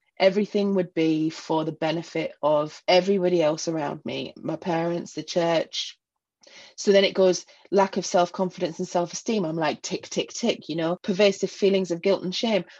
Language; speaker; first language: English; native; English